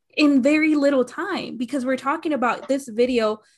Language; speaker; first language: English; early bilingual, other home language; Spanish